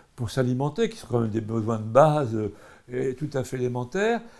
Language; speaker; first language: French; native; French